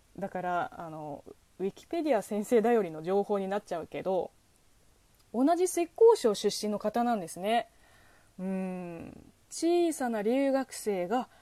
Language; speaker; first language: Japanese; non-native, fluent; Chinese